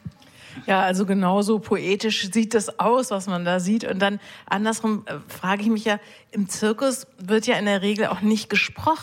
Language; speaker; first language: German; native; German